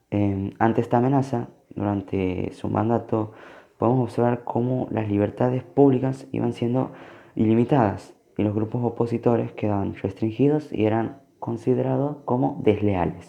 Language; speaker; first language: Spanish; native; Spanish